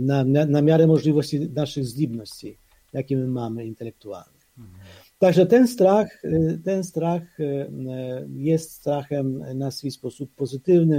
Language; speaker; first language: Polish; non-native, fluent; Ukrainian